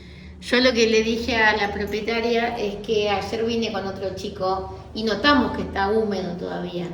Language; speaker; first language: Spanish; native; Spanish